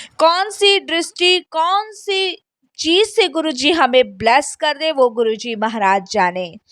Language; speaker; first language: Hindi; native; Hindi